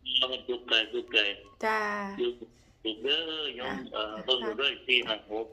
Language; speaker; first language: Thai; non-native, local second language; Northeastern Thai